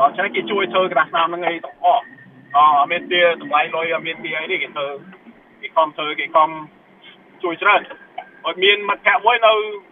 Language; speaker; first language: Khmer; early bilingual, heritage; Khmer